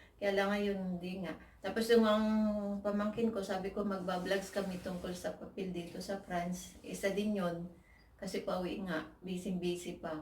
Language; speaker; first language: Filipino; native; Filipino